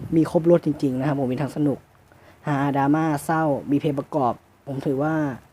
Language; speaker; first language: Thai; native; Thai